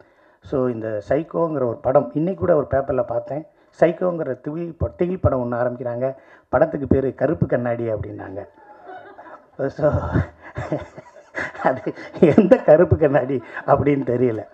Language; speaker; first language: Tamil; native; Tamil